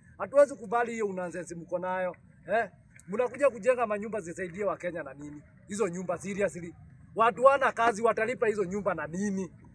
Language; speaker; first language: Swahili; non-native, local second language; Kikuyu